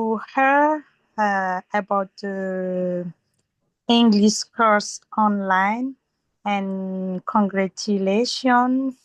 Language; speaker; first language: English; non-native, learner; Malagasy